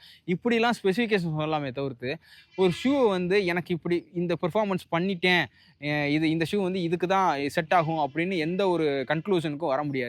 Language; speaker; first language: Tamil; native; Tamil